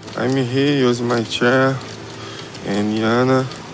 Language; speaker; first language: English; non-native, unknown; Portuguese